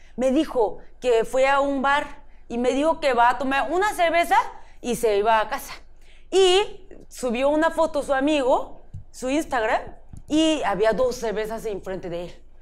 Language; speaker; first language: Spanish; non-native, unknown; Korean